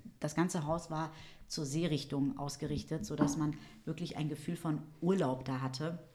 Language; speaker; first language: German; early bilingual, other home language; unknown